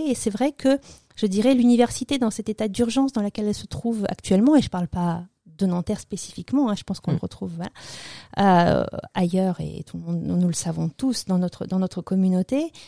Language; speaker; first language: French; early bilingual, other home language; Russian